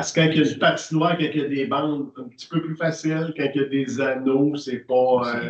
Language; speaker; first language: French; native; French